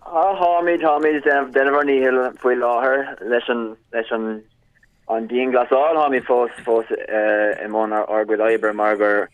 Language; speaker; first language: Irish; native; Irish